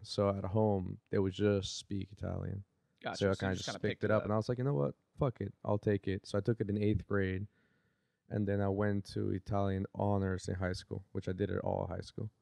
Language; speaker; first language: English; early bilingual, other home language; Spanish